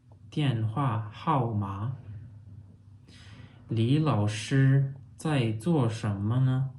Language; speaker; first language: Chinese; non-native, fluent; Turkmen